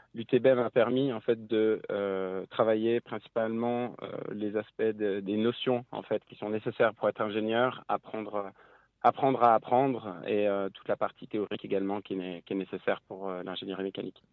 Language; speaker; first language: French; native; French